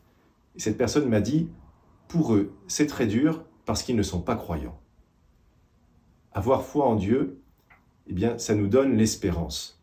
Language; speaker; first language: French; native; French